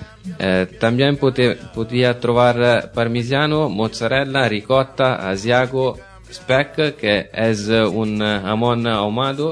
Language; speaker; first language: Spanish; non-native, learner; Italian